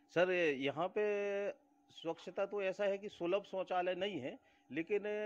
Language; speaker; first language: Hindi; native; Hindi